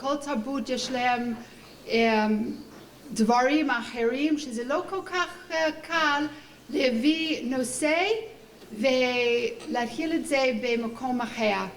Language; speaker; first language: Hebrew; non-native, fluent; English